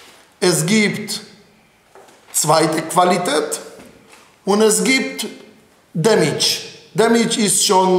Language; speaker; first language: German; non-native, fluent; Hebrew